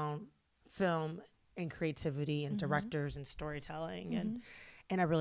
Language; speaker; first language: English; native; English